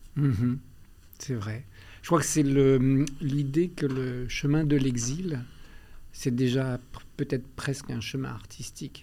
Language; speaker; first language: French; native; French